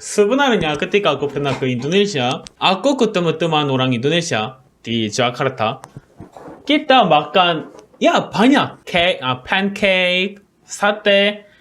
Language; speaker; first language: Indonesian; non-native, learner; Korean